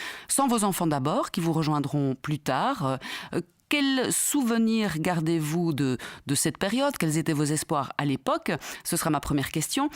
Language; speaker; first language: French; native; French